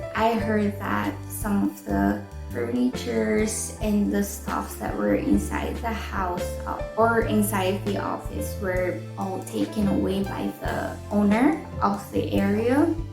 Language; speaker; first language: English; non-native, fluent; Korean